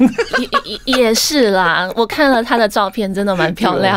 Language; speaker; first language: Chinese; native; Chinese